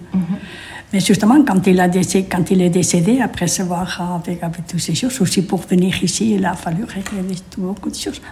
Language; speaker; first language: French; non-native, fluent; Spanish